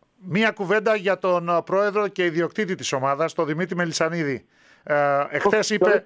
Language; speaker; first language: Greek; native; Greek